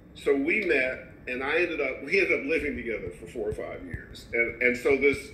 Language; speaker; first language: English; native; English